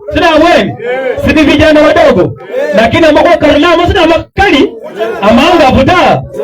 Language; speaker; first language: Swahili; non-native, local second language; Luyia